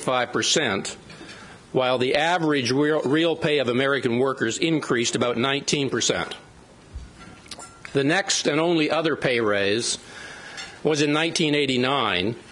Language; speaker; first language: English; native; English